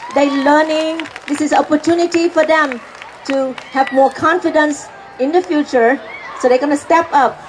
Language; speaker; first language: English; non-native, fluent; Vietnamese